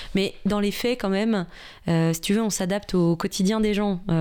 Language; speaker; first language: French; native; French